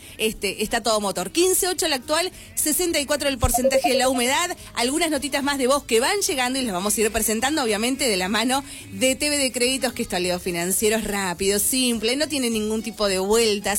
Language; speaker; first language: Spanish; native; Spanish